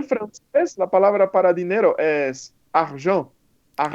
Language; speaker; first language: Spanish; non-native, fluent; Portuguese